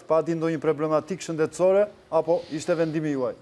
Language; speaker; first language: Albanian; native; Albanian